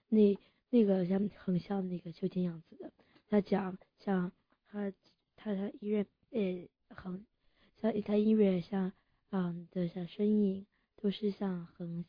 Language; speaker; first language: Chinese; early bilingual, heritage; English